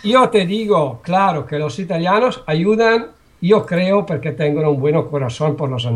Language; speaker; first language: Spanish; non-native, learner; Italian